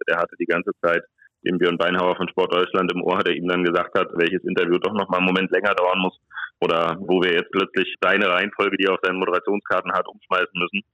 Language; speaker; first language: German; native; German